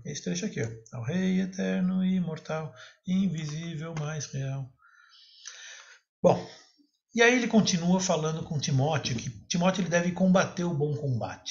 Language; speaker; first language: Portuguese; native; Portuguese